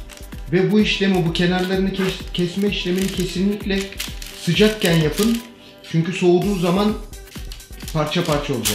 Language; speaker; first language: Turkish; native; Turkish